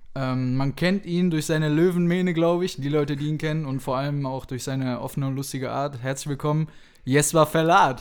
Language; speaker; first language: German; native; German